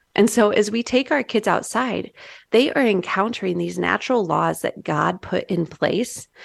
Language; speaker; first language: English; native; English